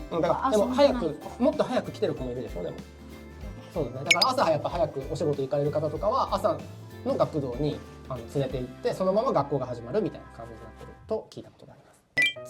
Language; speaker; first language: Japanese; native; Japanese